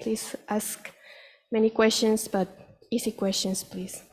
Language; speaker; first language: English; non-native, fluent; Spanish